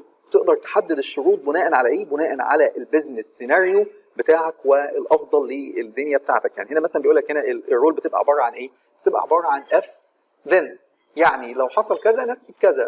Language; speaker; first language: Arabic; native; Arabic